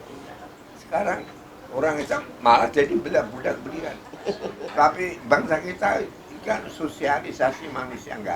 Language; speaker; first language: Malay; non-native, local second language; Javanese